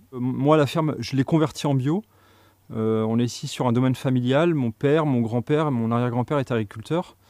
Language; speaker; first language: French; native; French